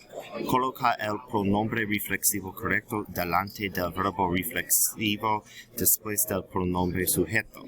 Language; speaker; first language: Spanish; non-native, learner; English